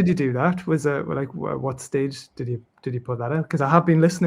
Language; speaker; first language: English; native; English